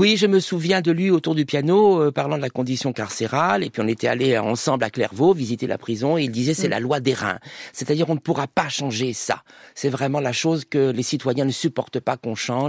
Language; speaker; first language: French; native; French